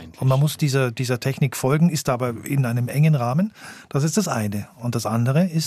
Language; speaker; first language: German; native; German